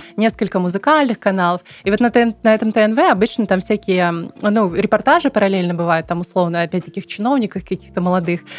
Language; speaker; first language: Russian; non-native, local second language; Tatar